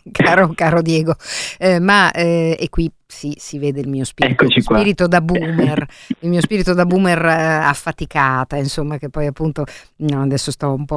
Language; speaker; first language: Italian; native; Italian